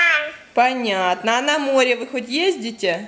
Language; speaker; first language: Russian; native; Russian